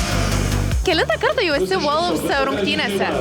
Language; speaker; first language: Lithuanian; native; Lithuanian